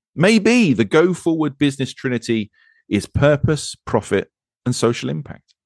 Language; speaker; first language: English; native; English